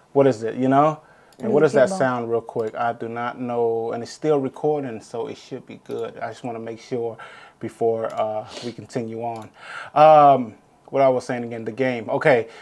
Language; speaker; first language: English; native; English